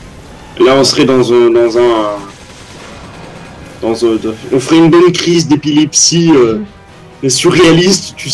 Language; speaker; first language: French; native; French